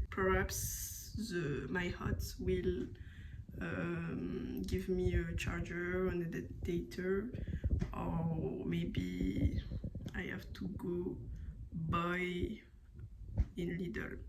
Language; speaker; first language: English; non-native, learner; French